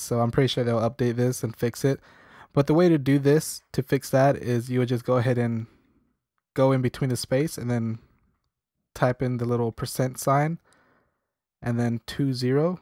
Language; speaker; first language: English; native; English